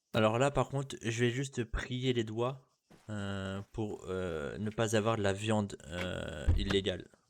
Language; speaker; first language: French; native; French